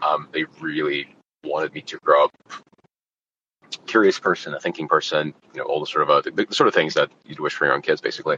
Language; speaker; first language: English; non-native, fluent; Russian